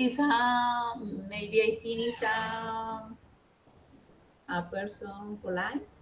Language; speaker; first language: English; non-native, learner; Spanish